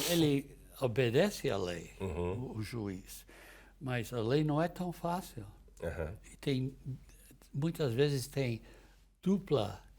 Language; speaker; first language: Portuguese; non-native, fluent; English